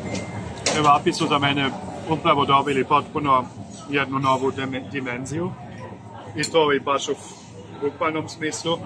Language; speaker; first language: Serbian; non-native, fluent; German